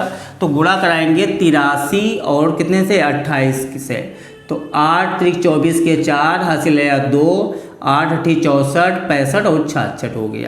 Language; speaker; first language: Hindi; native; Hindi